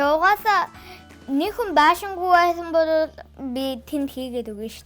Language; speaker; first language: Mongolian; early bilingual, heritage; Mongolian